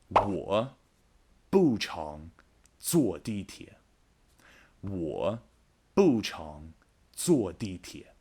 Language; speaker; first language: Chinese; non-native, fluent; English